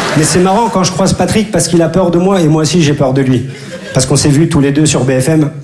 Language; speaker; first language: French; early bilingual, other home language; Turkish